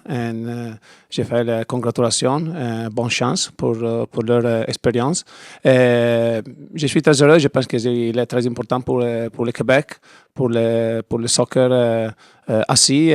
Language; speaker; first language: French; non-native, learner; Italian